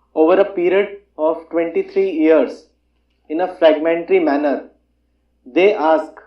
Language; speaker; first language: English; non-native, local second language; Urdu